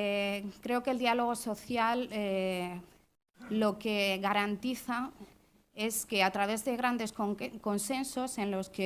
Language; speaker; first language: Spanish; native; Spanish